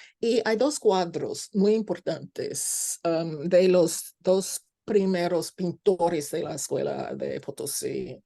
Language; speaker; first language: Spanish; non-native, fluent; English